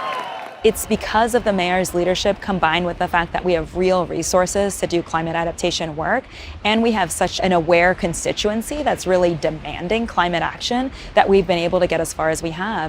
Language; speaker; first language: English; native; English